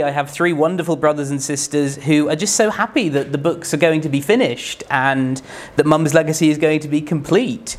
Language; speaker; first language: English; native; English